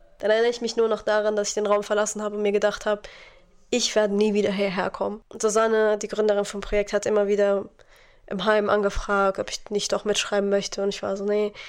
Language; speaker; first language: German; non-native, fluent; Arabic